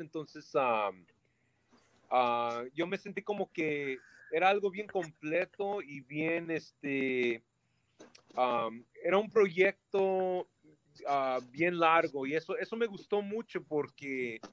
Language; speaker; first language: Spanish; early bilingual, heritage; Spanish